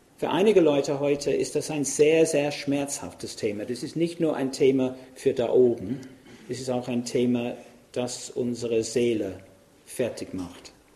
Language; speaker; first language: German; non-native, fluent; English